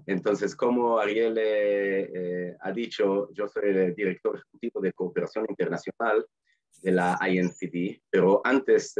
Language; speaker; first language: Spanish; non-native, fluent; Hebrew